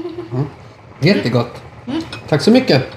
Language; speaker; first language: Swedish; early bilingual, other home language; Vietnamese